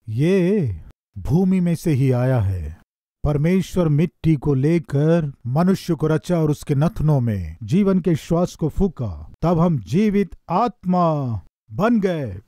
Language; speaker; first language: Hindi; non-native, local second language; Telugu